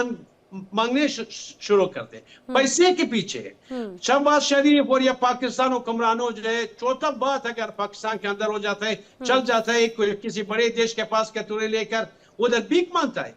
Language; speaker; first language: Hindi; non-native, fluent; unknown